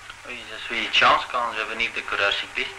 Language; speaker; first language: French; non-native, local second language; Dutch